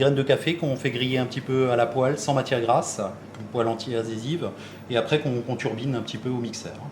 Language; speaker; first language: French; native; French